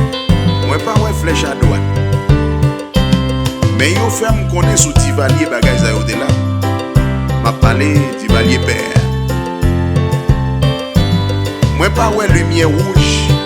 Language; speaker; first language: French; non-native, learner; Haitian Creole